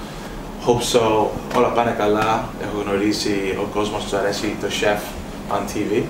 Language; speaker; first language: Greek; early bilingual, heritage; English